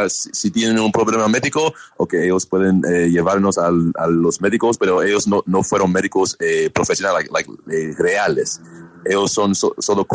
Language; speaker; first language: Spanish; non-native, learner; English